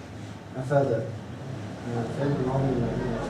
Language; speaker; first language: Arabic; non-native, learner; Chechen